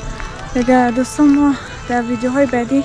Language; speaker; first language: Persian; native; Persian